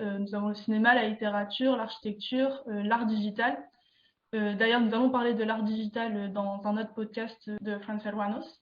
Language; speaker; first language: French; native; French